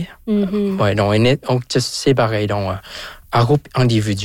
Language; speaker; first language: French; non-native, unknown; Vietnamese